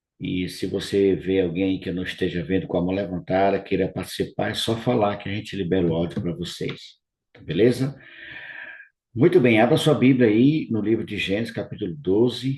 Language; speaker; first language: Portuguese; native; Portuguese